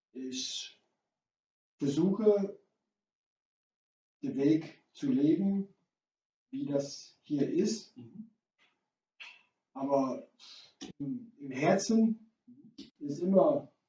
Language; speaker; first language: German; non-native, fluent; English